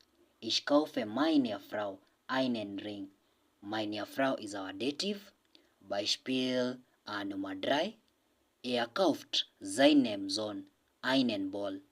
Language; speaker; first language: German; non-native, learner; English